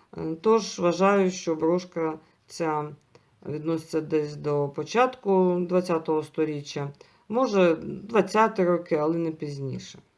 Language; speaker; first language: Ukrainian; non-native, local second language; Russian